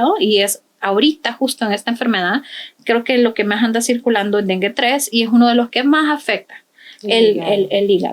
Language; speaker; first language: Spanish; native; Spanish